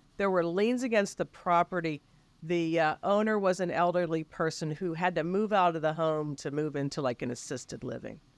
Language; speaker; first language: English; native; English